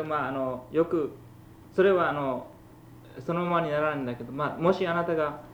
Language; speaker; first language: Japanese; early bilingual, heritage; Japanese